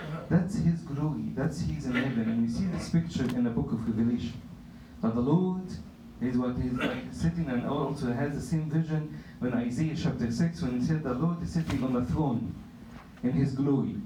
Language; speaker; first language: English; non-native, fluent; Arabic